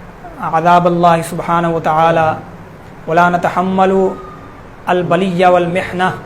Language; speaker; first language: Arabic; non-native, fluent; Urdu